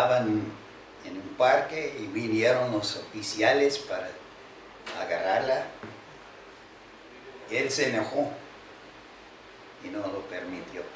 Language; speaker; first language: Spanish; non-native, fluent; English